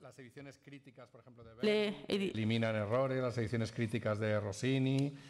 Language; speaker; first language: Spanish; native; Spanish